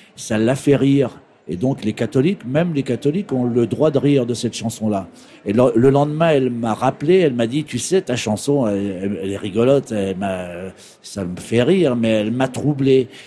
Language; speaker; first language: French; native; French